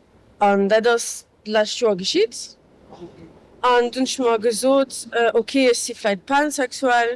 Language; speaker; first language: German; non-native, local second language; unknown